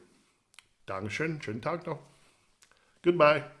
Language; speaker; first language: German; non-native, fluent; English